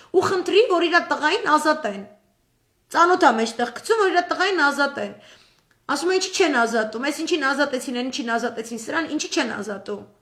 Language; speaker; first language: Armenian; native; Armenian